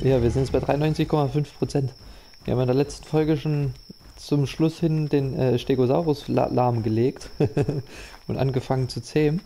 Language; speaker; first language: German; native; German